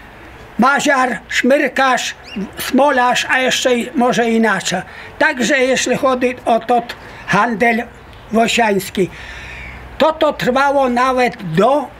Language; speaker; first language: Polish; non-native, local second language; Rusyn